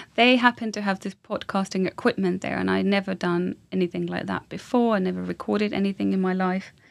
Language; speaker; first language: English; non-native, fluent; Finnish